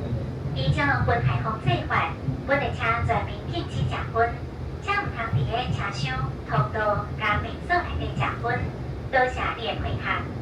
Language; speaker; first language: Chinese; native; Chinese